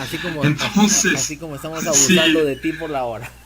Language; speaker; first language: Spanish; native; Spanish